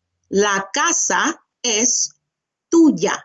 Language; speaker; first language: Spanish; non-native, fluent; English